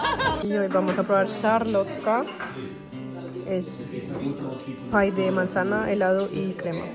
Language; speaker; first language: Spanish; native; Spanish